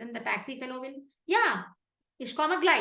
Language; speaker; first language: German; non-native, fluent; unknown